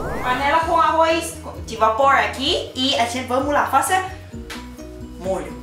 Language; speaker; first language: Portuguese; non-native, learner; Thai